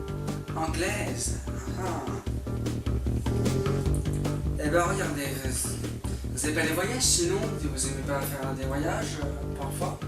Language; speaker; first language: French; native; French